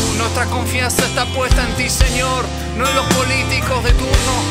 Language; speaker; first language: Spanish; native; Spanish